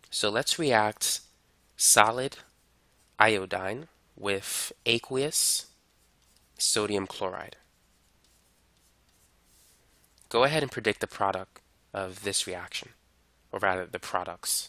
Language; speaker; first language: English; native; English